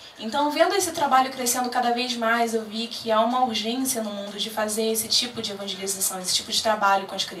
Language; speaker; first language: Portuguese; native; Portuguese